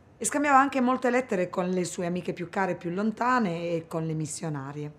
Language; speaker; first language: Italian; native; Italian